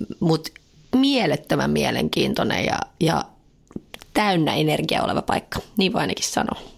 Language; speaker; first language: Finnish; native; Finnish